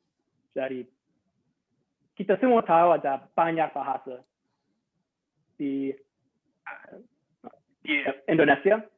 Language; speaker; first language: Indonesian; non-native, fluent; English